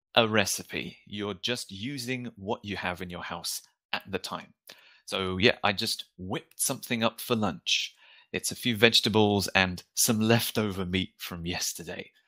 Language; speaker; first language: English; native; English